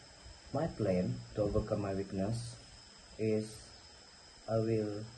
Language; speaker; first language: English; non-native, learner; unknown